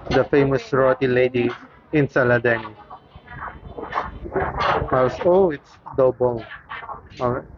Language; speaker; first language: English; non-native, fluent; Thai